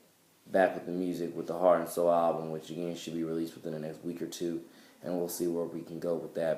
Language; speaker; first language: English; native; English